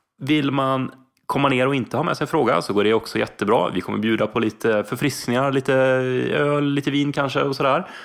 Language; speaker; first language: Swedish; native; Swedish